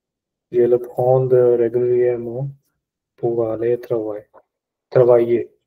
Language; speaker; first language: French; non-native, learner; Punjabi